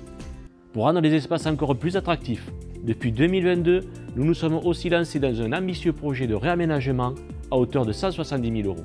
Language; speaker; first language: French; native; French